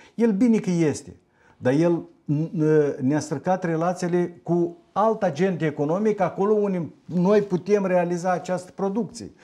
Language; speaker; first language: Romanian; native; Romanian